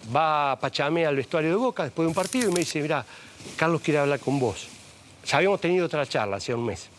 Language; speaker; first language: Spanish; native; Spanish